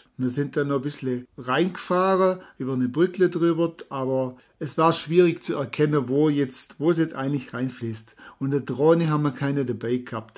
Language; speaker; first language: German; native; German